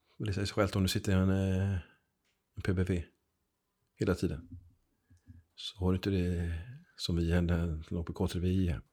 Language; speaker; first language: Swedish; native; Swedish